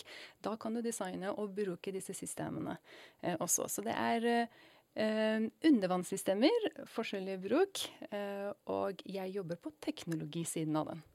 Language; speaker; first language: Norwegian; non-native, fluent; Persian